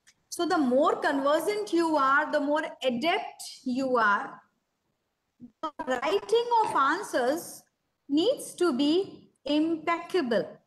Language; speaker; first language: English; non-native, local second language; Hindi